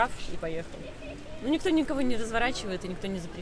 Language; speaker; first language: Russian; native; Russian